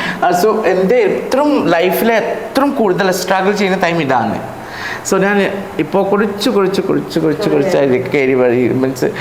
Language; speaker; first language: Malayalam; non-native, learner; Assamese